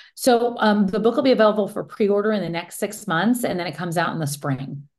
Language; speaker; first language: English; native; English